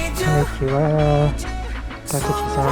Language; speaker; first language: Japanese; non-native, learner; English